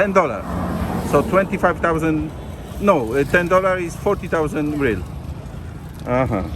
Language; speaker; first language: English; non-native, learner; Polish